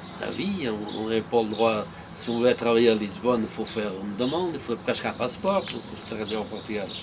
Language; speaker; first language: French; non-native, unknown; Portuguese